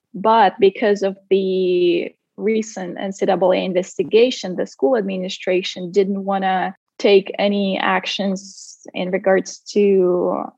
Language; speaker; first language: English; non-native, fluent; Russian